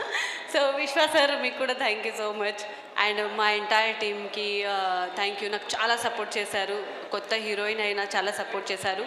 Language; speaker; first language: Telugu; non-native, local second language; Marathi